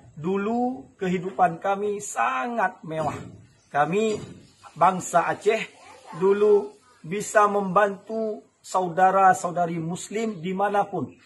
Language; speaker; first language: Malay; non-native, local second language; Achinese